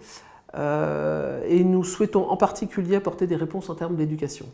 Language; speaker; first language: French; native; French